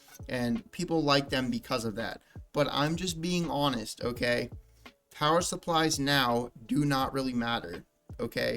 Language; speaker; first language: English; native; English